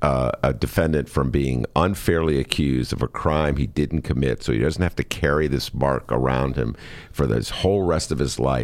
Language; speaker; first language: English; native; English